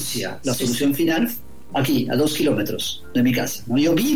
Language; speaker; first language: Spanish; native; Spanish